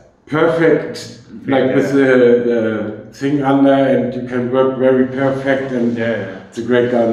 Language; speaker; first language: English; non-native, fluent; German